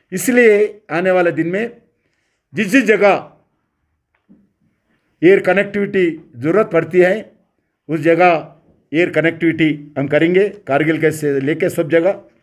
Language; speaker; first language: Hindi; non-native, local second language; Telugu